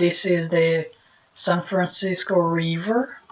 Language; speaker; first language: English; non-native, fluent; Portuguese